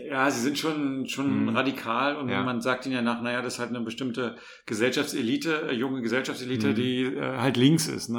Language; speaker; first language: German; native; German